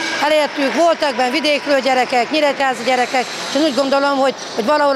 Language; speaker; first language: Hungarian; native; Hungarian